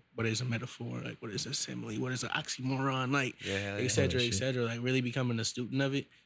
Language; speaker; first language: English; native; English